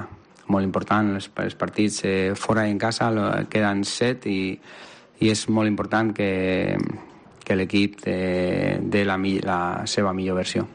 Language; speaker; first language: Catalan; non-native, learner; Spanish